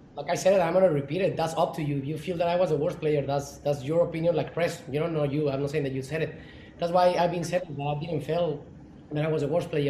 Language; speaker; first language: English; non-native, fluent; Spanish